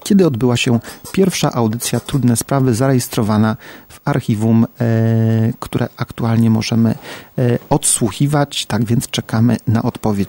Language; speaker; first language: Polish; native; Polish